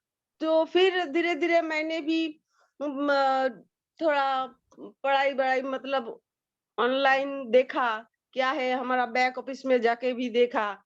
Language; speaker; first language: Hindi; non-native, local second language; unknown